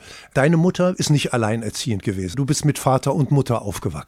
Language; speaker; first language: German; native; German